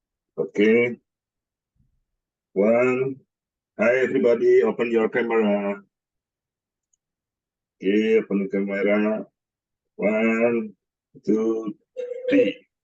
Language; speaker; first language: English; non-native, learner; Indonesian